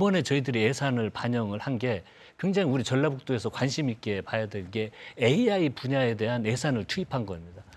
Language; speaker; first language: Korean; native; Korean